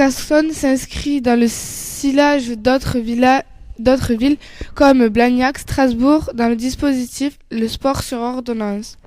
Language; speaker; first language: French; native; French